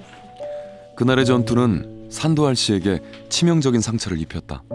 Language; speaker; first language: Korean; native; Korean